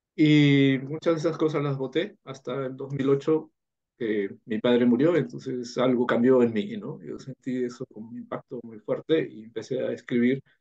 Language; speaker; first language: Spanish; native; Spanish